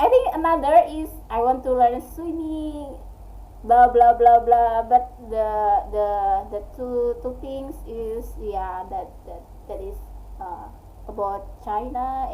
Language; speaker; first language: English; non-native, learner; Indonesian